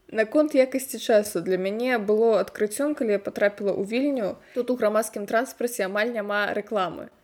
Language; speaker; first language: Belarusian; non-native, local second language; Russian